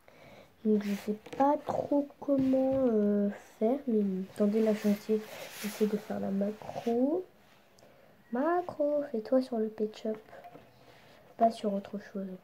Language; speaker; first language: French; native; French